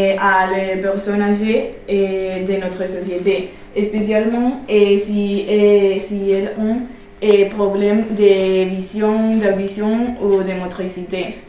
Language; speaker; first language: French; non-native, learner; Spanish